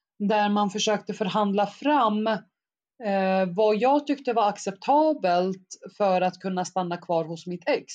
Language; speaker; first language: Swedish; early bilingual, other home language; Arabic